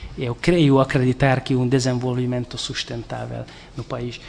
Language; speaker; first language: Portuguese; non-native, fluent; Hungarian